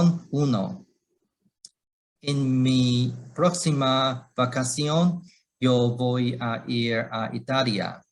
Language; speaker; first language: Spanish; non-native, learner; Chinese